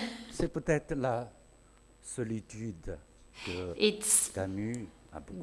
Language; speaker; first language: French; non-native, fluent; Chinese